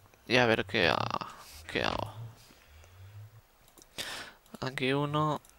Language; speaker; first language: Spanish; native; Spanish